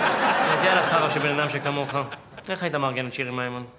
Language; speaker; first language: Hebrew; native; Hebrew